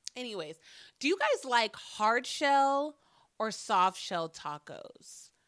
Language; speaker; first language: English; native; English